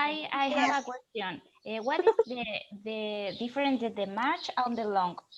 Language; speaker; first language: English; non-native, learner; Spanish